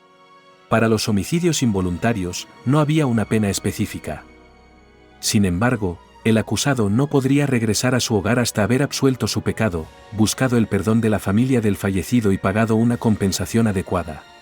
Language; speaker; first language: Spanish; native; Spanish